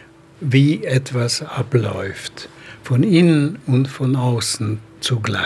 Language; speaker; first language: German; non-native, fluent; Hungarian